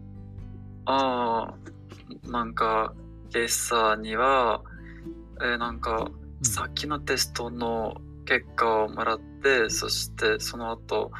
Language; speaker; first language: Japanese; non-native, learner; Ukrainian